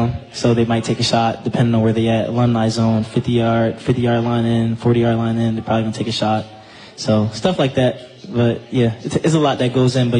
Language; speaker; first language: English; native; English